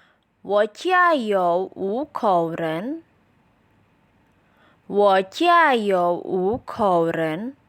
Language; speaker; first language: Chinese; non-native, fluent; Indonesian